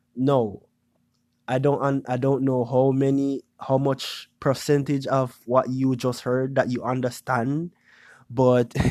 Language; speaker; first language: English; non-native, local second language; Jamaican Creole English